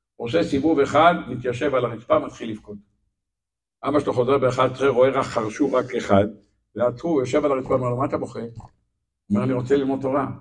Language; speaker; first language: Hebrew; native; Hebrew